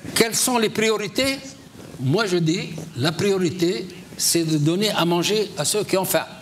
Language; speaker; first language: French; non-native, local second language; Arabic